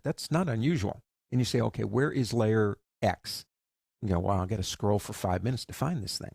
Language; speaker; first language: English; native; English